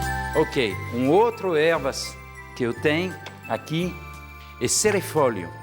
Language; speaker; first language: Portuguese; non-native, fluent; French